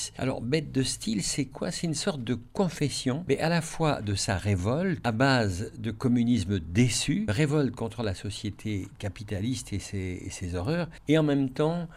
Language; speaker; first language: French; native; French